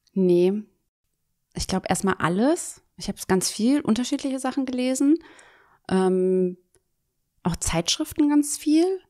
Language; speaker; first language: German; native; German